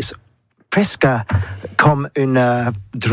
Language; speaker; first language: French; non-native, learner; English